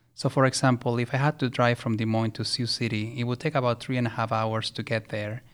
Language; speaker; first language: English; early bilingual, other home language; Spanish